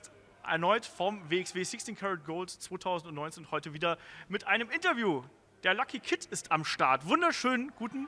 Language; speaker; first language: German; native; German